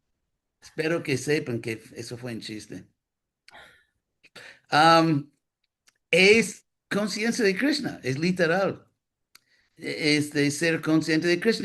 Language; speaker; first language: Spanish; non-native, fluent; English